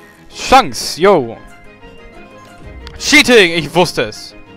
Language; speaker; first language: German; native; German